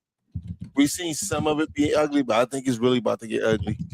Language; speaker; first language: English; native; English